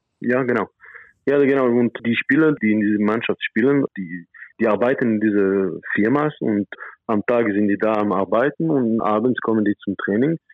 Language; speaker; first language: German; non-native, fluent; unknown